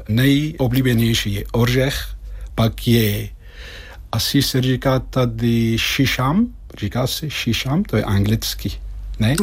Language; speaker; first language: Czech; non-native, fluent; Arabic